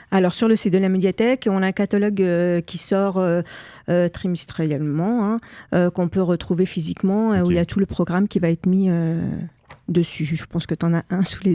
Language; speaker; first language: French; native; French